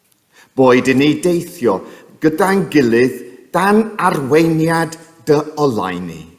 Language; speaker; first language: Welsh; non-native, fluent; English